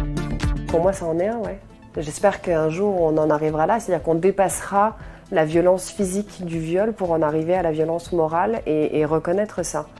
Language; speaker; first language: French; native; French